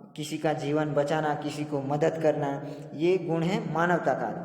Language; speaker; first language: Hindi; non-native, local second language; Gujarati